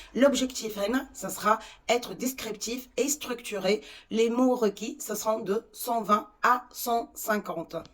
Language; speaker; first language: French; non-native, fluent; Arabic